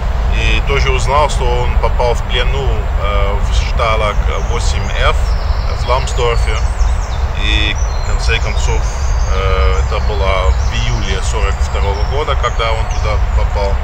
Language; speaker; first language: Russian; non-native, learner; Dutch